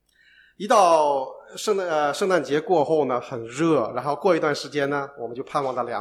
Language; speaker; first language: Chinese; native; Chinese